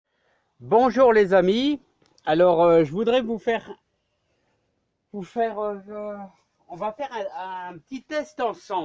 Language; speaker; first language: French; native; French